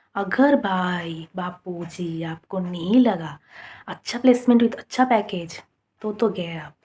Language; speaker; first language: Hindi; non-native, local second language; Bangla